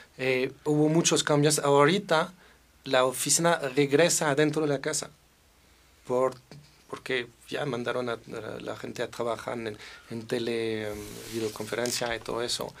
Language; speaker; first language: Spanish; non-native, fluent; French